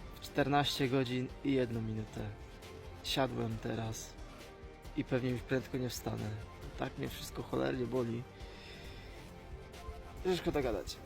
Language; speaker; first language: Polish; native; Polish